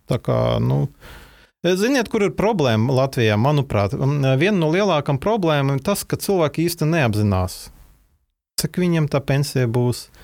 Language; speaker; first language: Latvian; non-native, local second language; Russian